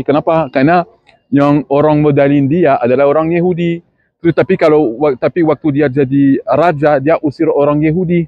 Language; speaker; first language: Indonesian; non-native, fluent; Spanish